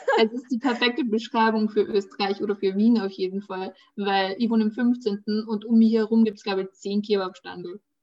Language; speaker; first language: German; early bilingual, other home language; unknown